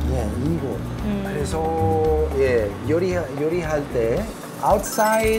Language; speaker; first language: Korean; non-native, learner; Italian